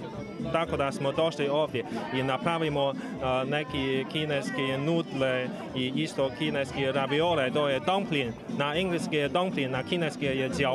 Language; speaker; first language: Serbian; non-native, learner; Chinese